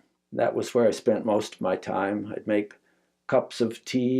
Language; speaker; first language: English; native; English